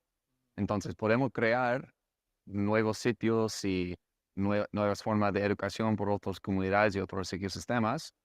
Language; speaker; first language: Spanish; non-native, fluent; English